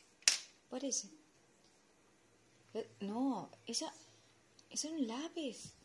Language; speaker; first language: Spanish; non-native, learner; Filipino